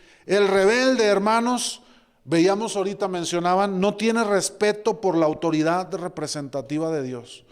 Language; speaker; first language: Spanish; native; Spanish